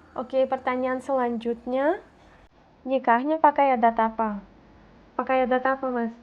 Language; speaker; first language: Indonesian; non-native, fluent; Russian